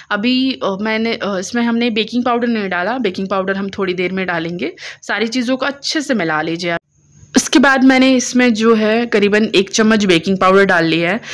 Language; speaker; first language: Hindi; native; Hindi